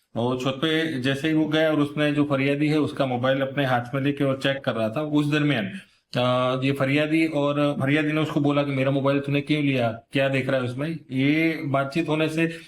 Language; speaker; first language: Hindi; non-native, local second language; Gujarati